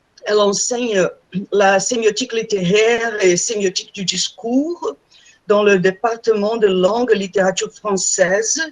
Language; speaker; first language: French; non-native, fluent; Portuguese